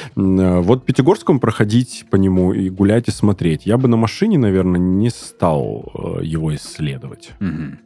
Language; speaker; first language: Russian; native; Russian